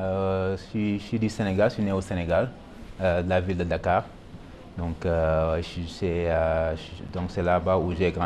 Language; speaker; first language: French; non-native, local second language; Wolof